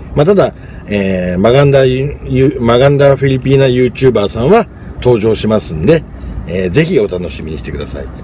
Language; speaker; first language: Japanese; native; Japanese